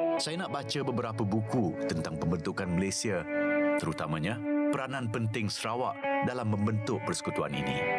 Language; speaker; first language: Malay; native; Malay